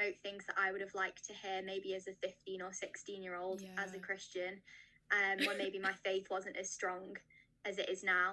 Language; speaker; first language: English; native; English